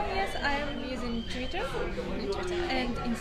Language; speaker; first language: English; non-native, learner; Russian